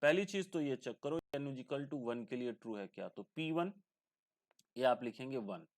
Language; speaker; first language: Hindi; native; Hindi